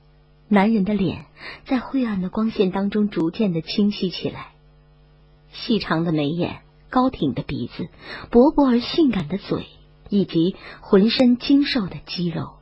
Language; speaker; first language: Chinese; native; Chinese